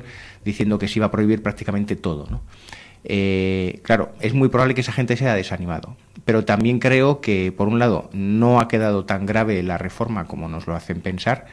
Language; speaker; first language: Spanish; native; Spanish